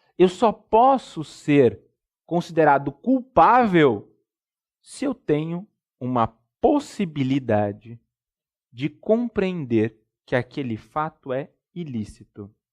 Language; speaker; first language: Portuguese; native; Portuguese